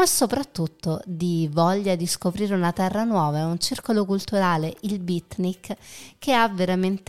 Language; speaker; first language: Italian; native; Italian